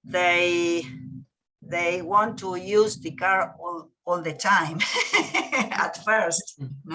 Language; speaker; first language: English; non-native, learner; Spanish